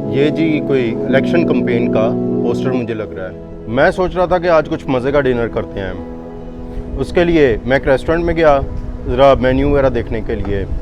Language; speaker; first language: Urdu; non-native, local second language; Punjabi